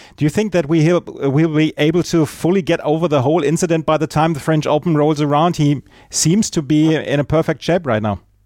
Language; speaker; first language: English; non-native, fluent; German